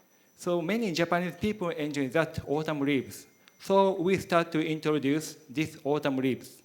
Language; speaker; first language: English; non-native, learner; Japanese